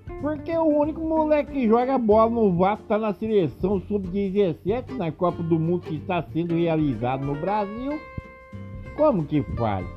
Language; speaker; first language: Portuguese; native; Portuguese